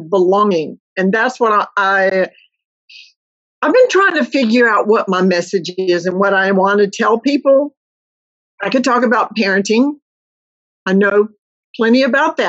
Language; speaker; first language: English; native; English